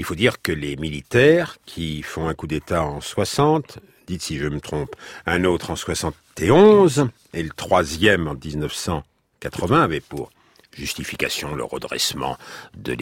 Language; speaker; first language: French; native; French